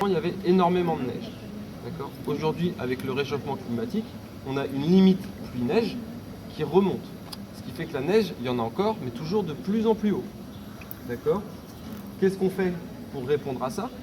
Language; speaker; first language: French; native; French